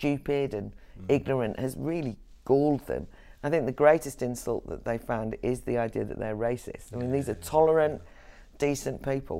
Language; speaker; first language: English; native; English